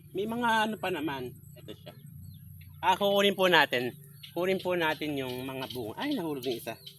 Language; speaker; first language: Filipino; native; Filipino